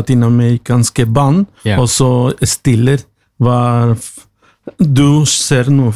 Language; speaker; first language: Norwegian; non-native, learner; Spanish